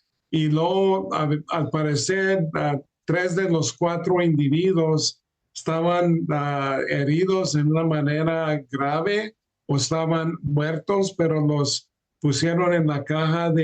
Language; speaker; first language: Spanish; early bilingual, heritage; Spanish